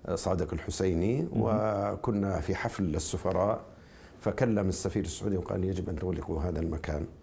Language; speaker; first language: Arabic; native; Arabic